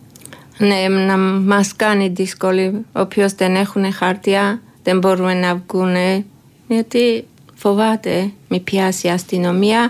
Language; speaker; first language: Greek; non-native, learner; Georgian